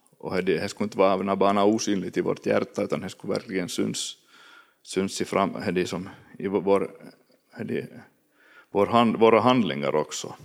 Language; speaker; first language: Swedish; native; Swedish